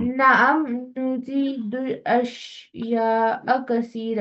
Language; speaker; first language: Arabic; non-native, learner; Hindi